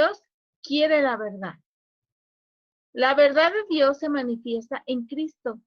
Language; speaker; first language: Spanish; native; Spanish